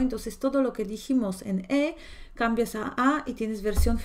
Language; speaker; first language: Spanish; non-native, fluent; Polish